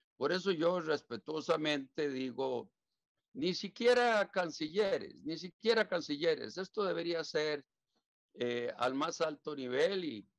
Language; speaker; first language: Spanish; native; Spanish